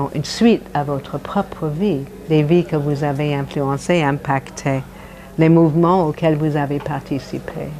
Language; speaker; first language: French; non-native, fluent; English